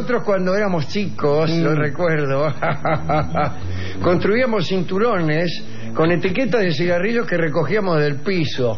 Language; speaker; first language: Spanish; native; Spanish